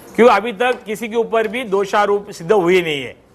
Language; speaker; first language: Hindi; non-native, local second language; Marathi